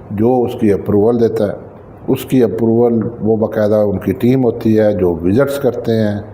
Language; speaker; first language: Urdu; non-native, local second language; Punjabi